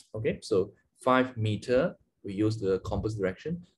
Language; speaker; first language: English; non-native, local second language; Chinese